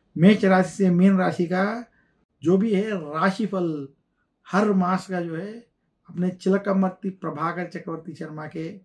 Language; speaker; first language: Hindi; non-native, local second language; Telugu